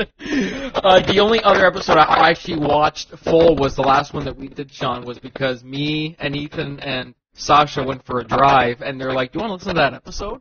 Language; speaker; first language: English; native; English